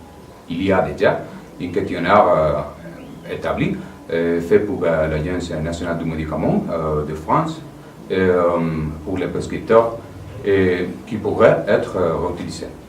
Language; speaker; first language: French; non-native, fluent; Spanish